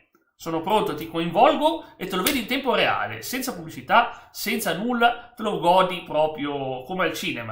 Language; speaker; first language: Italian; native; Italian